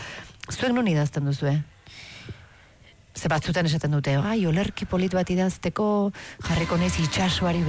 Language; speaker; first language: Basque; native; Basque